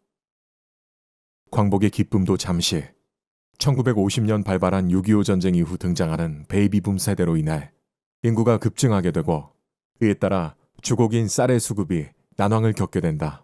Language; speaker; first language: Korean; native; Korean